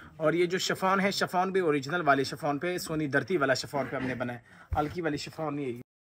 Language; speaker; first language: Urdu; native; Urdu